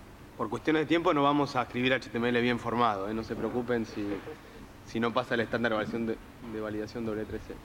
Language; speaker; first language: Spanish; native; Spanish